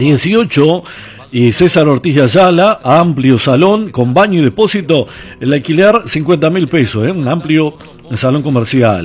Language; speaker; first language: Spanish; native; Spanish